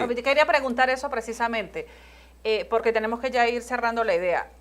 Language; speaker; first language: Spanish; native; Spanish